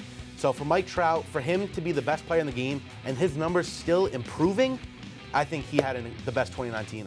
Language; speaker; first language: English; native; English